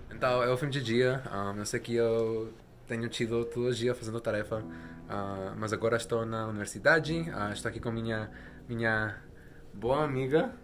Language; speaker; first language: Portuguese; non-native, learner; Spanish